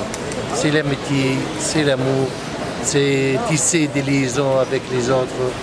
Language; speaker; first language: French; non-native, local second language; Arabic